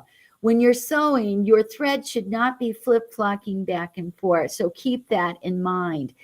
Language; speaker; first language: English; native; English